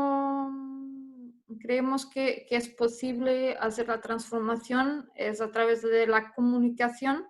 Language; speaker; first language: Spanish; non-native, fluent; Portuguese